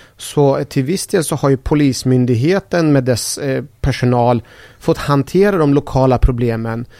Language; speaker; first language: Swedish; early bilingual, other home language; Persian